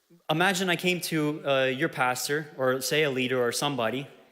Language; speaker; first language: English; early bilingual, other home language; Ukrainian